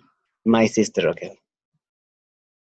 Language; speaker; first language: English; non-native, learner; Spanish